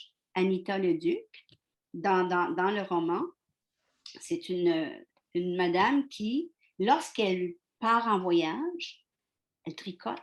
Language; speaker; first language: French; native; French